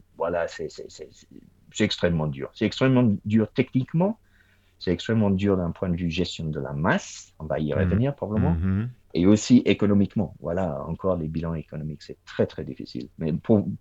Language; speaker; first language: French; non-native, fluent; English